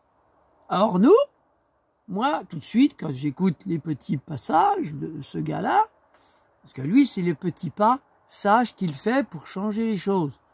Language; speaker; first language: French; native; French